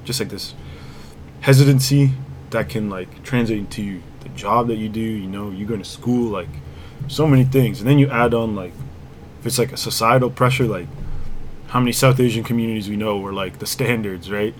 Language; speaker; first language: English; native; English